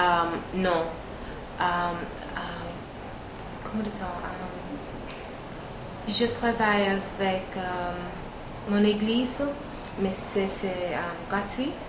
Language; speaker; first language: French; non-native, learner; English